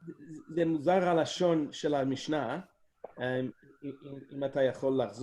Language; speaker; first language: Hebrew; non-native, learner; English